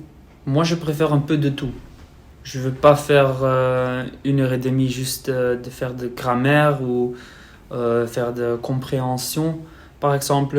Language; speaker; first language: French; non-native, learner; Dutch